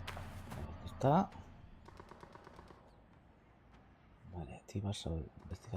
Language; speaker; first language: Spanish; non-native, local second language; Galician